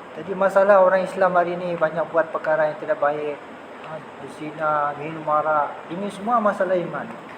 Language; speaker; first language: Malay; native; Malay